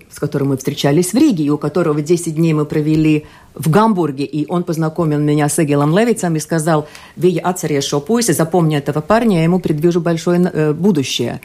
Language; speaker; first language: Russian; non-native, local second language; Latvian